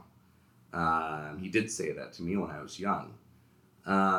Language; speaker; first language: English; native; English